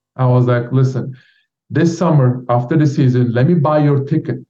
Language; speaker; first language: English; non-native, fluent; Turkish